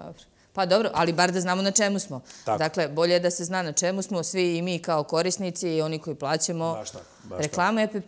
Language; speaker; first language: Serbian; native; Serbian